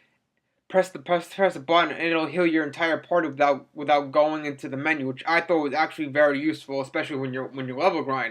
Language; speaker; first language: English; native; English